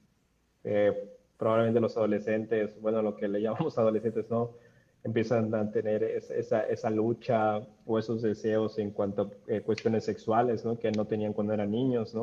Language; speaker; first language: Spanish; native; Spanish